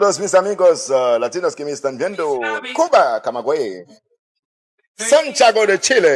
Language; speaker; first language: Spanish; non-native, learner; Haitian Creole